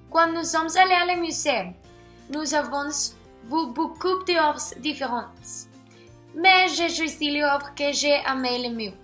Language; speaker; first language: French; non-native, learner; Spanish